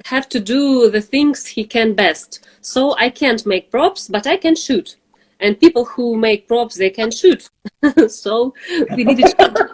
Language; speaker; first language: English; non-native, fluent; Russian